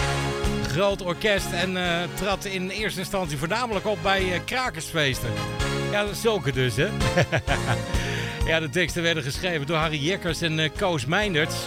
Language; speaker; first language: Dutch; native; Dutch